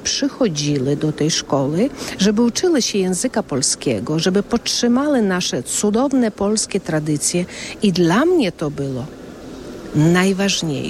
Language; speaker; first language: Polish; early bilingual, heritage; Polish